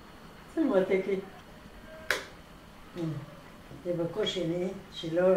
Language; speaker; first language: Hebrew; non-native, fluent; Arabic